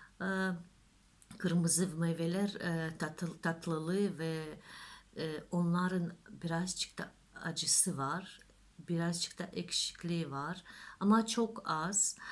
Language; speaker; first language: Turkish; non-native, learner; Russian